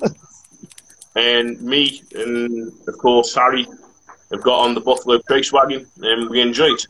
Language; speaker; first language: English; native; English